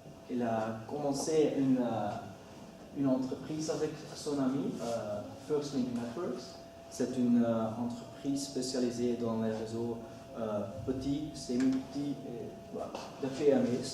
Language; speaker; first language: French; non-native, learner; Dutch